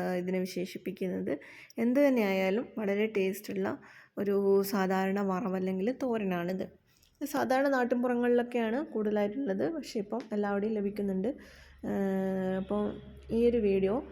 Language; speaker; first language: Malayalam; native; Malayalam